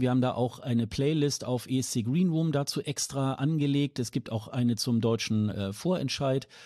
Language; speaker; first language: German; native; German